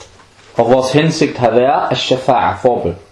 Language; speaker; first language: Danish; non-native, fluent; Arabic